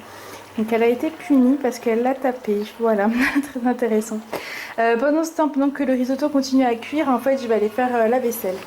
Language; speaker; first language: French; native; French